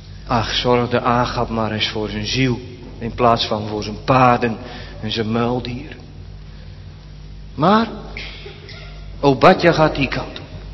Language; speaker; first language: Dutch; native; Dutch